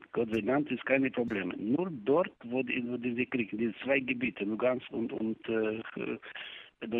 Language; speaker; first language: German; non-native, learner; Ukrainian